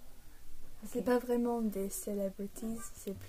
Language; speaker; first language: French; early bilingual, heritage; English